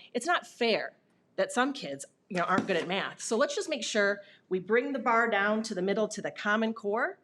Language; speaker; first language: English; native; English